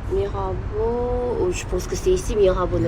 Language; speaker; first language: French; non-native, learner; Korean